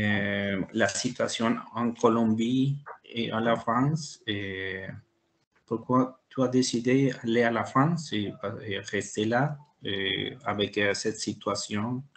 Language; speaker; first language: French; non-native, learner; Spanish